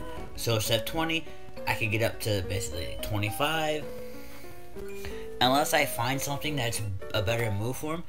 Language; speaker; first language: English; native; English